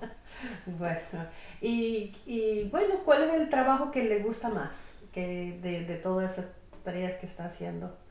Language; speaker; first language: Spanish; non-native, fluent; English